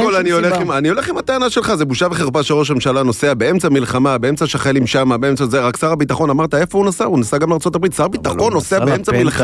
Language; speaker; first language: Hebrew; native; Hebrew